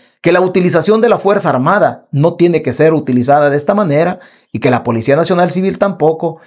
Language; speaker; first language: Spanish; native; Spanish